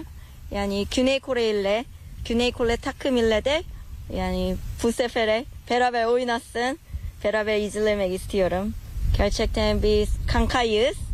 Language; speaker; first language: Turkish; non-native, learner; Korean